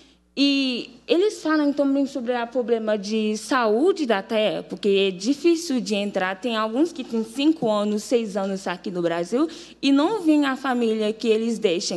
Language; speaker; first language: Portuguese; non-native, fluent; Haitian Creole